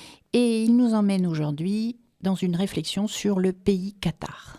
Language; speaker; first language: French; native; French